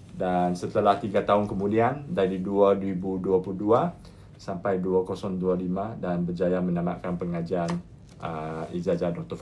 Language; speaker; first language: Malay; non-native, local second language; Chinese